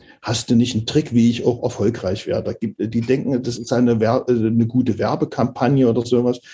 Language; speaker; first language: German; native; German